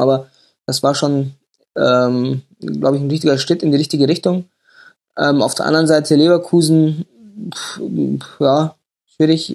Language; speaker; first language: German; native; German